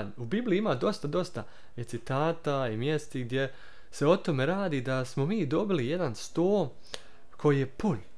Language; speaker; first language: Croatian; early bilingual, heritage; Croatian